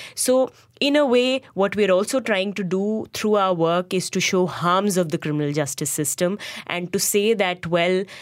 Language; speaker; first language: English; non-native, local second language; Hindi